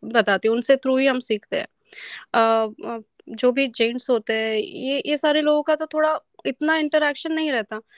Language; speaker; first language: Hindi; non-native, local second language; Marathi